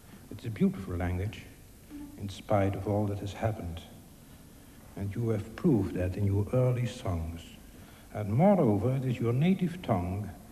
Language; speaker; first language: English; non-native, fluent; Dutch